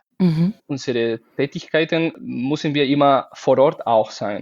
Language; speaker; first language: German; non-native, fluent; Spanish